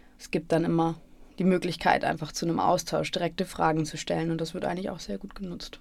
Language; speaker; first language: German; native; German